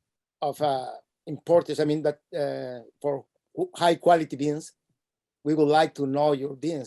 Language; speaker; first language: English; non-native, fluent; Spanish